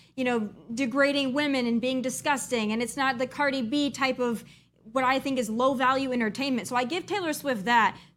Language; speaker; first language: English; native; English